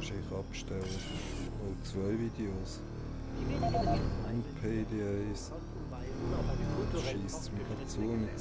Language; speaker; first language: German; native; German